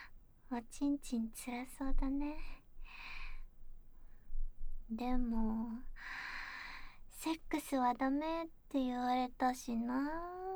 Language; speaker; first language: Japanese; native; Japanese